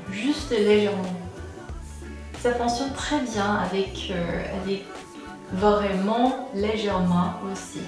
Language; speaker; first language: French; non-native, fluent; Korean